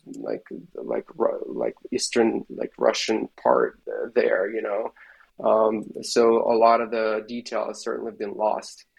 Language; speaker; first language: English; non-native, fluent; Russian